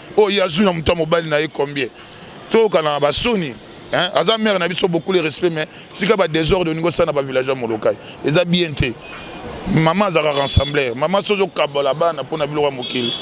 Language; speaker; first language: Lingala; native; Lingala